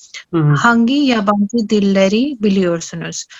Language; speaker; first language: Turkish; non-native, learner; Urdu